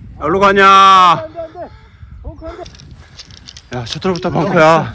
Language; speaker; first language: Korean; native; Korean